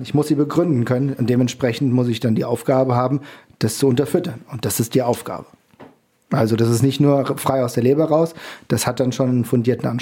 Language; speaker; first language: German; native; German